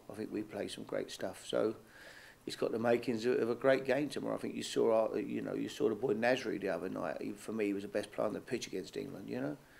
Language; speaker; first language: English; native; English